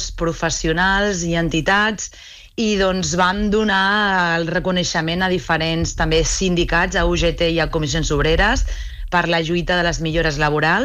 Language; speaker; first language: Catalan; native; Catalan